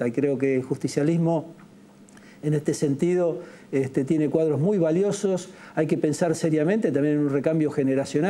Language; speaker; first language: Spanish; native; Spanish